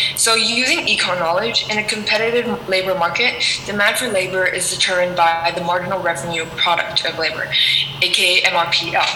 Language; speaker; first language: English; non-native, local second language; Cantonese